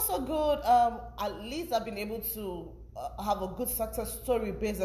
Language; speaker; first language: English; non-native, local second language; Yoruba